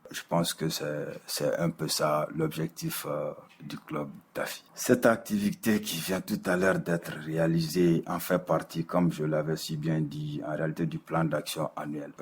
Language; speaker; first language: French; non-native, local second language; Bambara